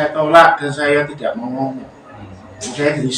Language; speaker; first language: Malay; non-native, local second language; Javanese